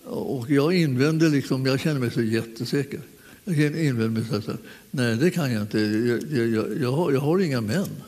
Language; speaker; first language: Swedish; native; Swedish